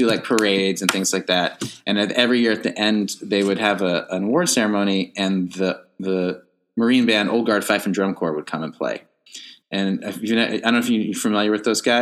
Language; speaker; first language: English; native; English